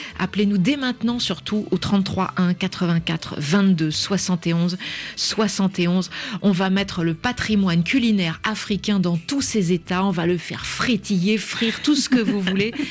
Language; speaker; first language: French; native; French